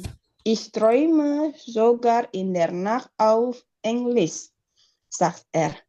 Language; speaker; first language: German; non-native, learner; Indonesian